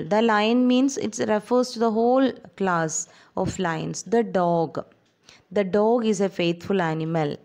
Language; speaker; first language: English; non-native, local second language; Malayalam